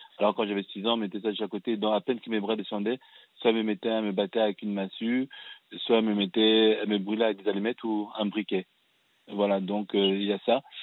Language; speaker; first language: French; early bilingual, other home language; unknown